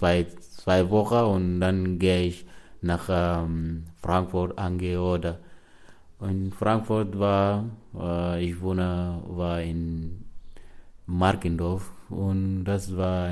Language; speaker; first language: German; non-native, learner; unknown